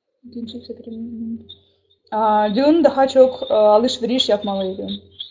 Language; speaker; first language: Turkish; non-native, learner; Russian